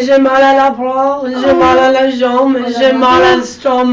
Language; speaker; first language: French; non-native, learner; English